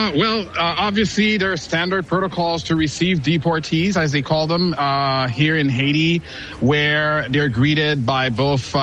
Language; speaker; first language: English; non-native, fluent; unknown